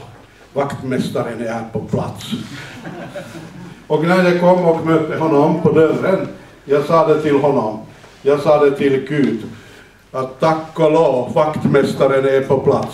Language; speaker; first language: Swedish; non-native, fluent; Finnish